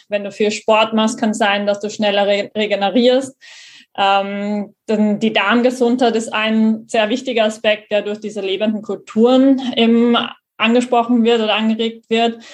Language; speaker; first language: German; native; German